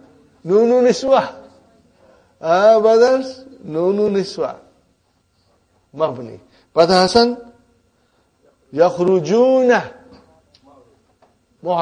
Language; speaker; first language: Arabic; non-native, fluent; Urdu